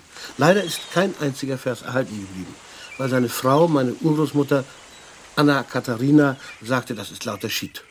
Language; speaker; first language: German; native; German